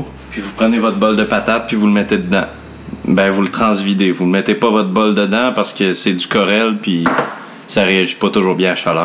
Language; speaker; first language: French; native; French